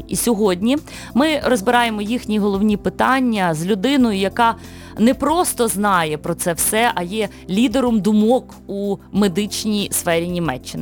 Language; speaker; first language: Ukrainian; native; Ukrainian